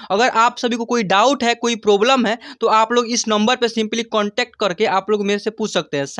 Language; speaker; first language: Hindi; native; Hindi